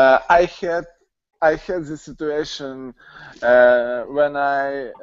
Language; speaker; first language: English; non-native, learner; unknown